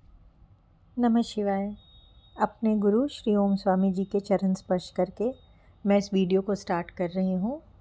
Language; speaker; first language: Hindi; native; Hindi